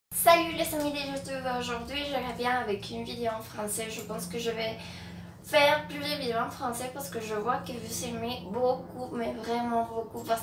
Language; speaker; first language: French; non-native, fluent; Spanish